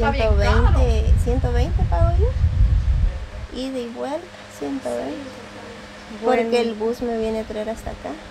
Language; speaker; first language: Spanish; native; Spanish